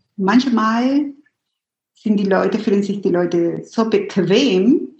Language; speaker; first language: German; non-native, fluent; Spanish